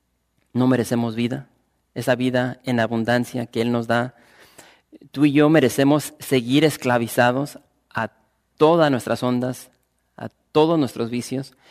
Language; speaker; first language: Spanish; native; Spanish